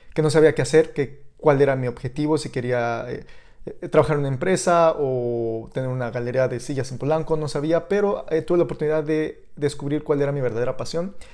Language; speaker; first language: Spanish; native; Spanish